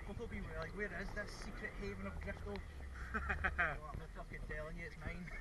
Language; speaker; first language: English; native; English